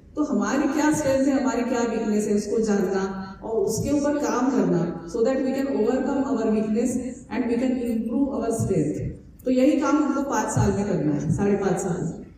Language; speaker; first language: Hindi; non-native, local second language; Marathi